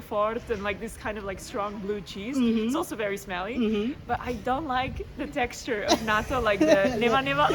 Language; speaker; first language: English; non-native, fluent; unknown